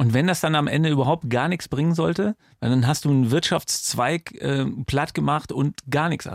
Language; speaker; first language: German; native; German